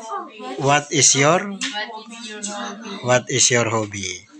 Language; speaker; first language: English; non-native, learner; Indonesian